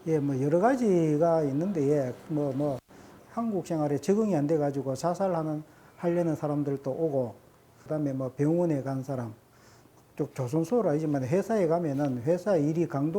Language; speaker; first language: Korean; native; Korean